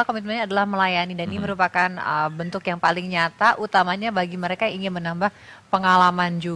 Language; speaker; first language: Indonesian; native; Indonesian